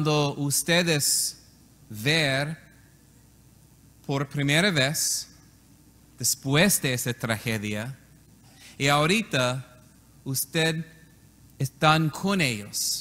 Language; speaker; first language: Spanish; non-native, learner; English